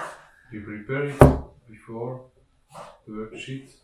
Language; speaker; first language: English; non-native, learner; Slovak